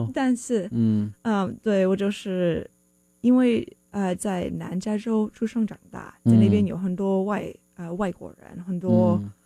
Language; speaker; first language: Chinese; non-native, fluent; English